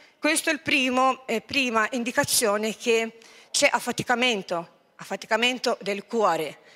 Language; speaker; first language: Italian; non-native, fluent; Lithuanian